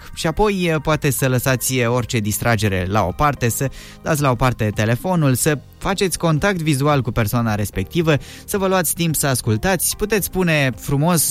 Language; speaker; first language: Romanian; native; Romanian